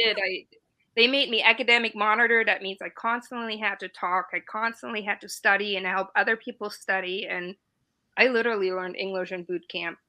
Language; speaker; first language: English; non-native, fluent; German